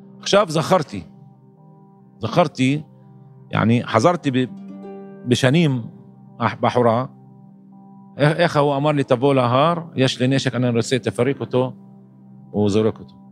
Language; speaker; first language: Hebrew; non-native, local second language; Arabic